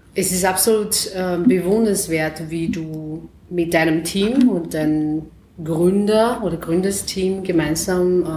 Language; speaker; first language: German; non-native, fluent; Chinese